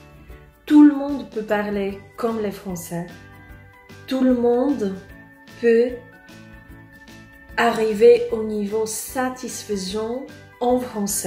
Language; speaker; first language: French; non-native, fluent; Polish